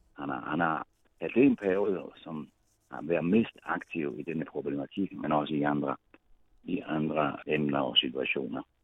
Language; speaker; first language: Danish; non-native, fluent; Italian